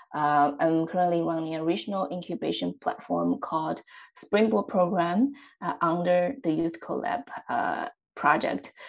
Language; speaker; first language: English; non-native, fluent; Chinese